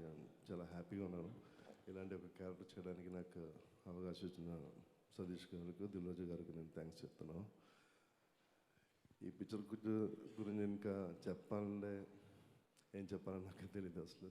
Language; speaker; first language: Telugu; non-native, learner; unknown